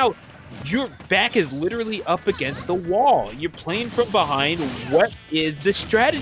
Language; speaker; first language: English; native; English